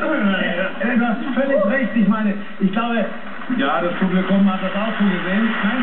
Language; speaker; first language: German; native; German